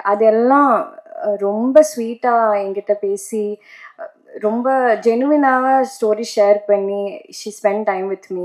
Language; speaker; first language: Tamil; non-native, learner; Malayalam